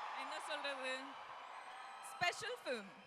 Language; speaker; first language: Tamil; non-native, local second language; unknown